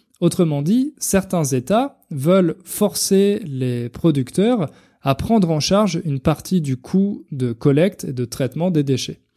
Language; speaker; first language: French; native; French